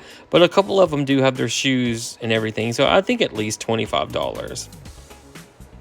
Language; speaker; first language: English; native; English